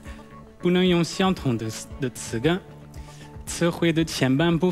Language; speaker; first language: Chinese; non-native, fluent; French